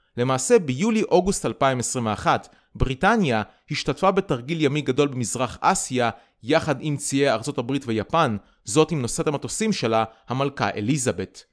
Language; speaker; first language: Hebrew; native; Hebrew